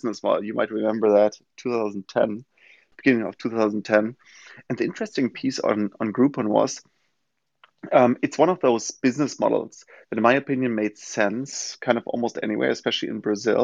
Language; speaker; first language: English; non-native, fluent; German